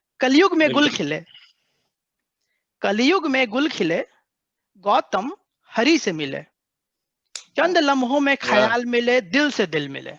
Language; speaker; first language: Hindi; native; Hindi